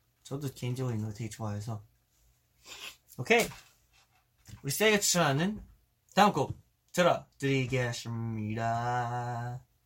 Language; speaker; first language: Korean; early bilingual, heritage; Korean